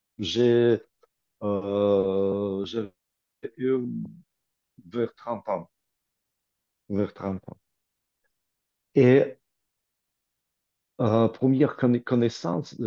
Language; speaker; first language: French; non-native, fluent; Russian